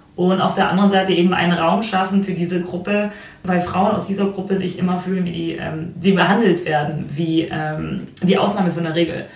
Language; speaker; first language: German; early bilingual, other home language; Polish